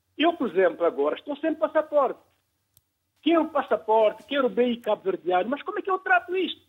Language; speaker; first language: Portuguese; non-native, local second language; Kabuverdianu